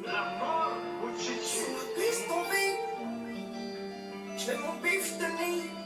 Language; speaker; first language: French; native; French